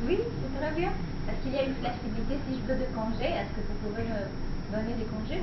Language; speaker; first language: French; non-native, learner; Arabic